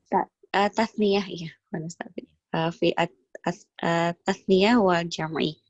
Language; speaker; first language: Arabic; non-native, learner; Indonesian